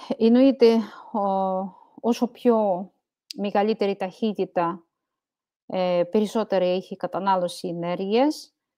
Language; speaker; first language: Greek; non-native, fluent; Russian